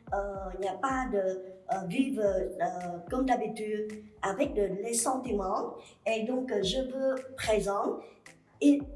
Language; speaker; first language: French; non-native, learner; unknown